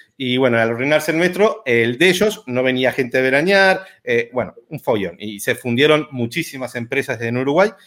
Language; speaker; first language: Spanish; native; Spanish